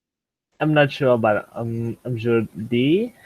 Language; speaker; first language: English; non-native, learner; Thai